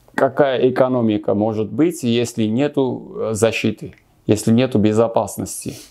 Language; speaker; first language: Russian; non-native, local second language; Armenian